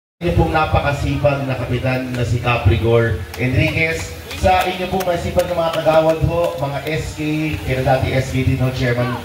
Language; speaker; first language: Filipino; native; Filipino